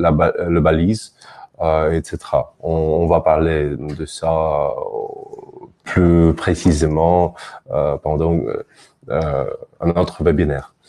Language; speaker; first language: French; non-native, fluent; Russian